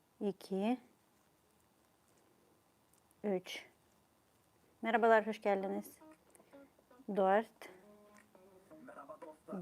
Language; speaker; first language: Turkish; non-native, fluent; Ukrainian